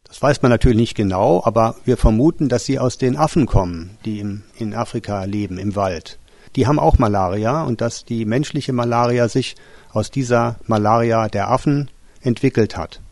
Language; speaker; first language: German; native; German